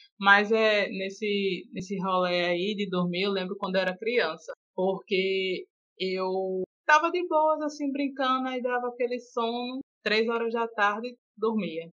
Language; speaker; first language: Portuguese; native; Portuguese